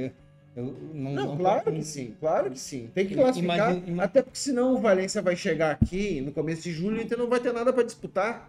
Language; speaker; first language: Portuguese; native; Portuguese